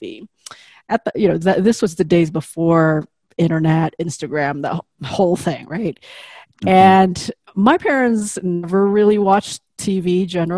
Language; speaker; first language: English; non-native, fluent; Indonesian